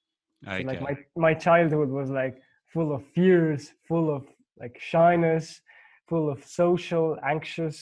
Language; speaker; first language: English; non-native, fluent; Estonian